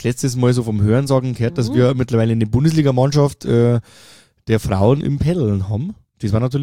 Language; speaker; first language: German; native; German